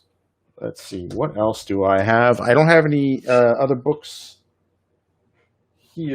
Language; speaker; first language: English; native; English